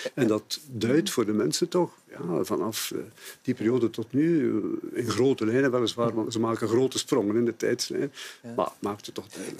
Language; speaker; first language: Dutch; native; Dutch